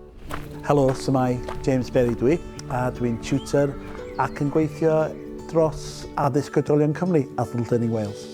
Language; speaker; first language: Welsh; non-native, local second language; English